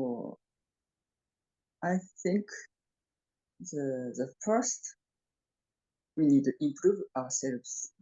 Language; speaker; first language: English; non-native, fluent; Japanese